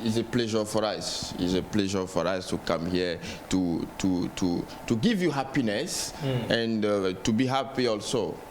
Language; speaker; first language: English; non-native, learner; French